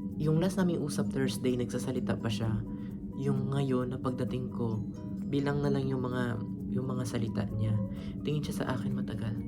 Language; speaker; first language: Filipino; non-native, local second language; Cebuano